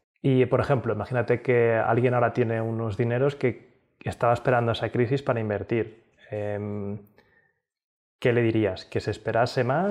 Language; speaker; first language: Spanish; native; Spanish